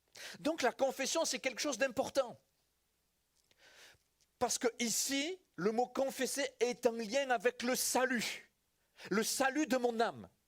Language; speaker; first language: French; native; French